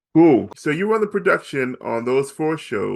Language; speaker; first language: English; native; English